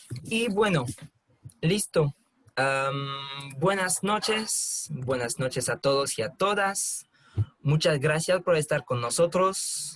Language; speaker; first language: Spanish; non-native, fluent; French